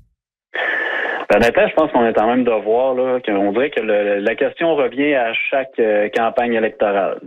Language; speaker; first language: French; native; French